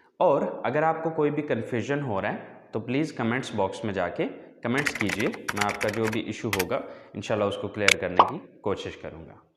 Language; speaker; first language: Urdu; non-native, local second language; Punjabi